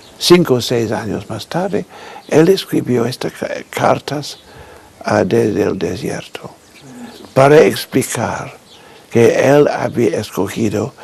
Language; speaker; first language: Spanish; non-native, fluent; English